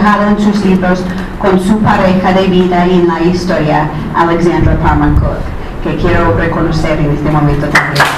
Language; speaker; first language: Spanish; non-native, fluent; English